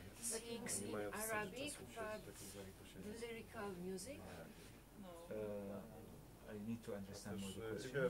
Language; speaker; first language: English; non-native, learner; Arabic